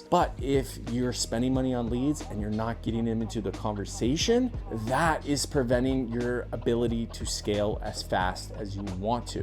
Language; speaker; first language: English; native; English